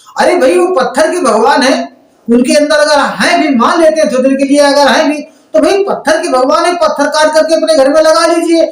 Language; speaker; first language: Hindi; native; Hindi